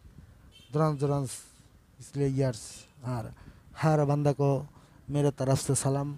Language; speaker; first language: Hindi; non-native, learner; Bangla